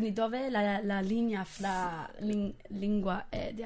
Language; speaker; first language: Italian; non-native, fluent; English